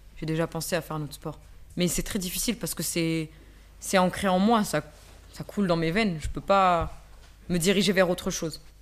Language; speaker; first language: French; native; French